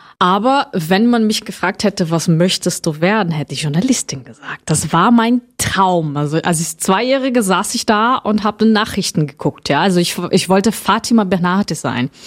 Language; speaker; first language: German; non-native, fluent; Portuguese